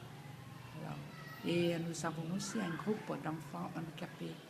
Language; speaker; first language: French; non-native, fluent; Vietnamese